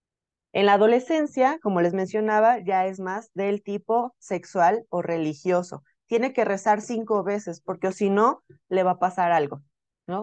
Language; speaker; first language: Spanish; native; Spanish